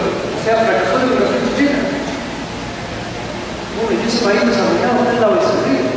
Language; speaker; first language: Spanish; native; Spanish